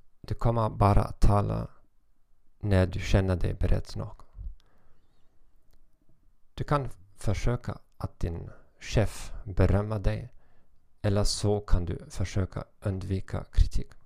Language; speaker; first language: Swedish; non-native, fluent; German